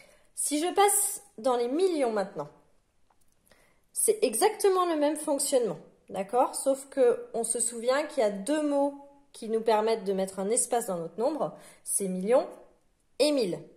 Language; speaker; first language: French; native; French